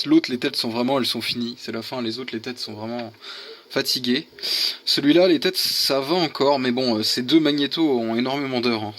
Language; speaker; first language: French; native; French